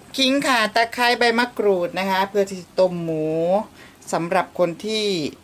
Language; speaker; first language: Thai; native; Thai